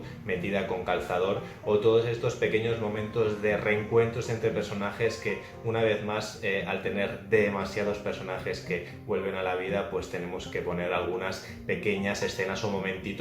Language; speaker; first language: Spanish; native; Spanish